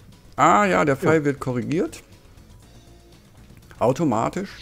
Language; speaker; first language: German; native; German